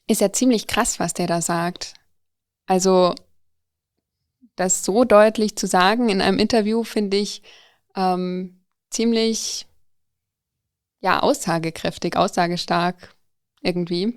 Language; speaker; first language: German; native; German